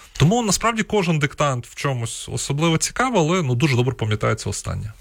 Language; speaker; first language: Ukrainian; non-native, local second language; Russian